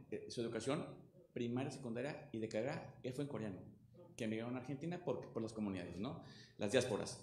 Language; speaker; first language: Spanish; native; Spanish